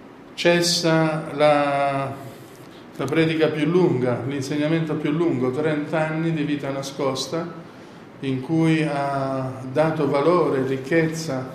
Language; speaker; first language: Italian; native; Italian